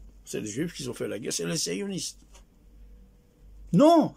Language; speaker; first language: French; non-native, fluent; Persian